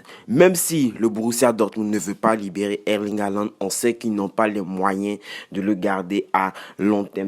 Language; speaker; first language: French; native; French